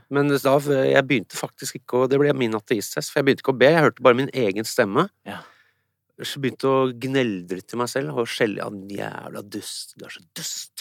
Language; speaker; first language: Norwegian; early bilingual, other home language; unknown